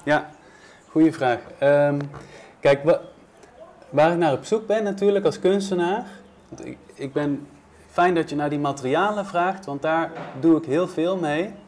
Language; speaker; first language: Dutch; native; Dutch